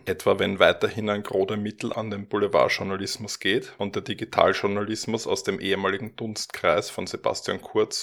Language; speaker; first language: German; native; German